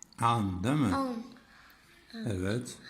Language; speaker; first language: Turkish; native; Turkish